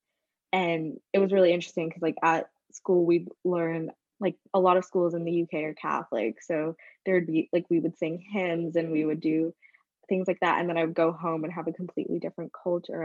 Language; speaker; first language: English; native; English